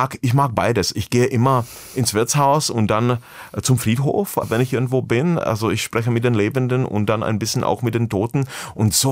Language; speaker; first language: German; non-native, fluent; Czech